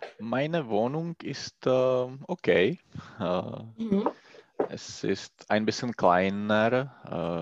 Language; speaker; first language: German; non-native, learner; Czech